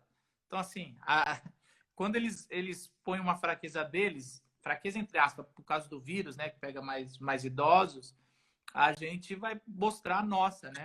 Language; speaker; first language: Portuguese; native; Portuguese